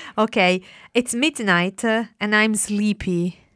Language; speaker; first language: English; non-native, fluent; Italian